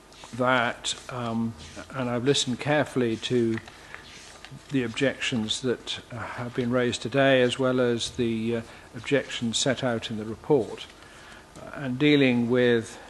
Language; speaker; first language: English; native; English